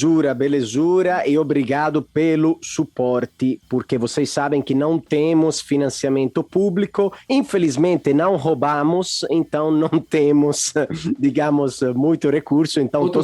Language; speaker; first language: Portuguese; non-native, fluent; Italian